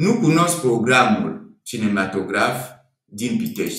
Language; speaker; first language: Romanian; non-native, fluent; French